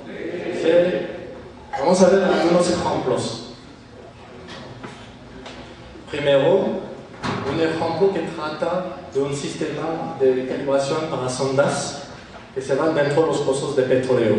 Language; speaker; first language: Spanish; non-native, fluent; French